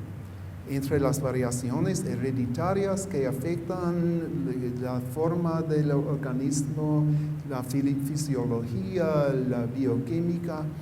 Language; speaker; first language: Spanish; non-native, fluent; English